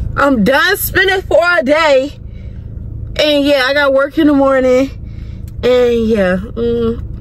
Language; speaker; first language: English; native; English